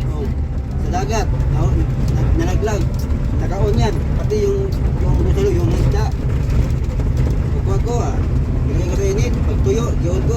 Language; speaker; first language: Filipino; non-native, local second language; Cebuano